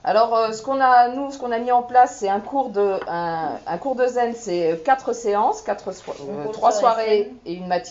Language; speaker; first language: French; native; French